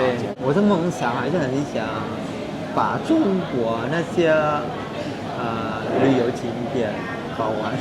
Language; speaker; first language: Chinese; non-native, fluent; Vietnamese